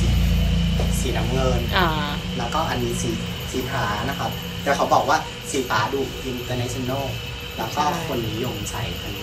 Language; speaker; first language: Thai; non-native, fluent; Vietnamese